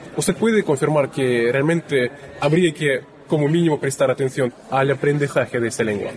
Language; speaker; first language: Spanish; non-native, fluent; Russian